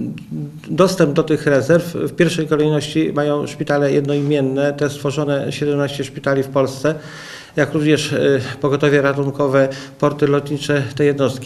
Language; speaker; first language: Polish; native; Polish